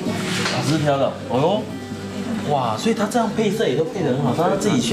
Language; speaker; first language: Chinese; native; Chinese